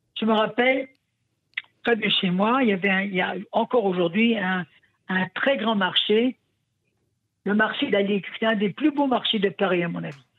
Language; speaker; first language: French; non-native, local second language; Yiddish